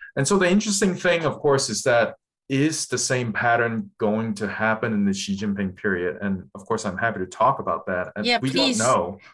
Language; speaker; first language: English; non-native, local second language; Cantonese